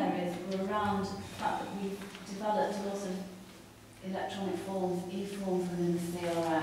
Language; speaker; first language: English; native; English